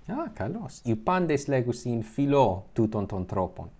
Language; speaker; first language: Greek; non-native, learner; English